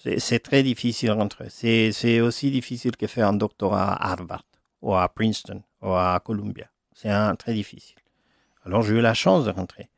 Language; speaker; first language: French; non-native, fluent; Spanish